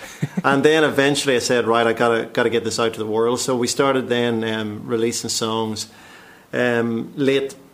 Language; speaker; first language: English; native; English